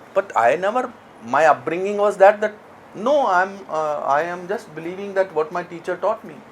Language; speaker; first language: Hindi; native; Hindi